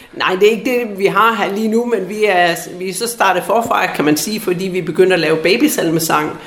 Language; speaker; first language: Danish; native; Danish